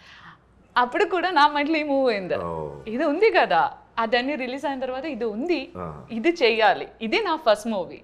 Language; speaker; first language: Telugu; non-native, learner; Malayalam